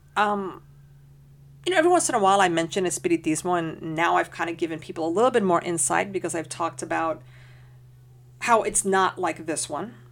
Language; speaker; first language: English; early bilingual, heritage; Spanish